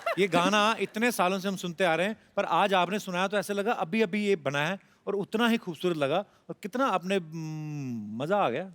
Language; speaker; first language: Hindi; non-native, local second language; Punjabi